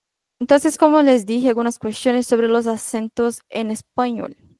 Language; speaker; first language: Spanish; non-native, fluent; Portuguese